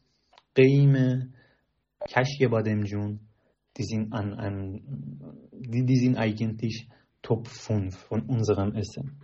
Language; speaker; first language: German; non-native, learner; Persian